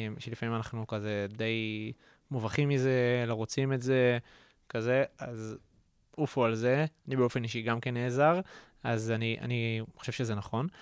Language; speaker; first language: Hebrew; native; Hebrew